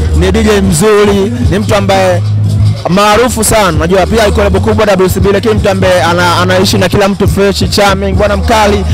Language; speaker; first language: Swahili; non-native, fluent; English